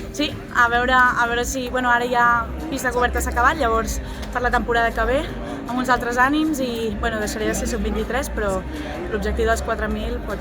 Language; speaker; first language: Catalan; native; Catalan